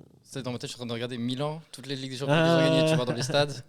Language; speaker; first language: French; native; French